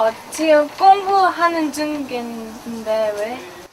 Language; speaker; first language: Korean; non-native, learner; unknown